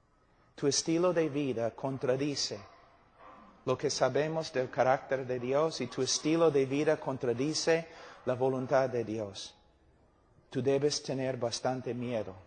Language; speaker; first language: Spanish; non-native, fluent; English